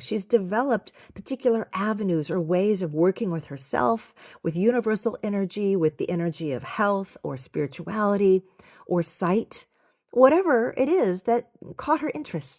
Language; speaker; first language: English; native; English